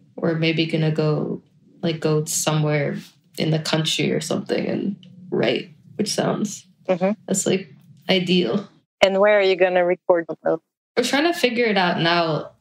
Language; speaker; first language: English; native; English